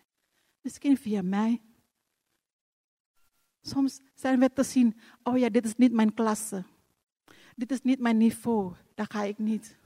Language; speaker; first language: Dutch; non-native, fluent; Indonesian